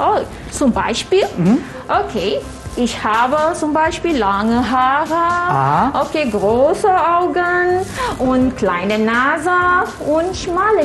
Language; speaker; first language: German; non-native, fluent; Malay